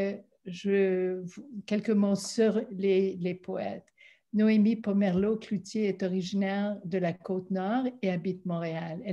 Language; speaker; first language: French; non-native, local second language; English